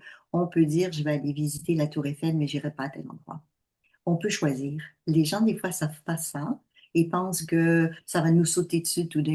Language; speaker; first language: French; native; French